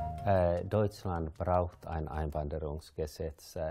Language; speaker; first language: German; non-native, fluent; Finnish